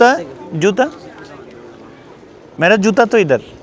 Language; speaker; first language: Hindi; non-native, learner; Bangla